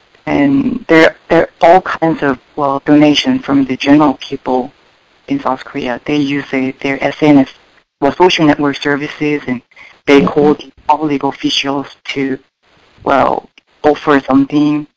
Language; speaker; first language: English; non-native, fluent; Korean